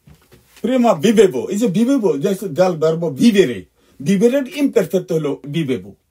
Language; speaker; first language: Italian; non-native, fluent; Bangla